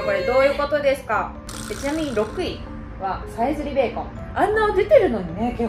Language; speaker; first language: Japanese; native; Japanese